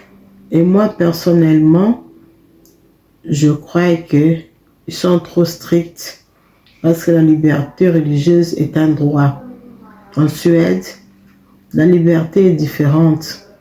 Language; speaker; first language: French; non-native, fluent; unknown